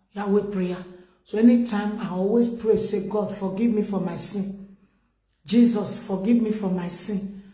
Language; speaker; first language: English; non-native, local second language; Bini